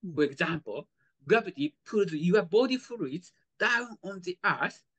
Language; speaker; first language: English; non-native, fluent; Japanese